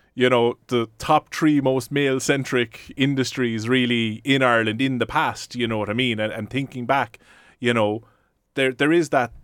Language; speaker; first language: English; native; English